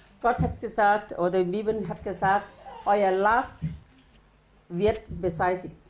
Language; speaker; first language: German; non-native, learner; Thai